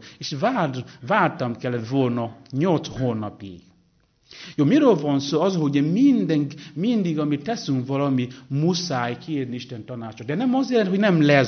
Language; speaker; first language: Hungarian; non-native, learner; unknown